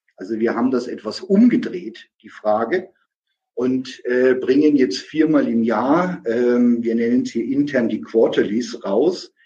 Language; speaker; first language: German; native; German